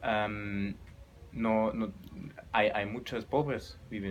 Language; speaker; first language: Spanish; non-native, learner; German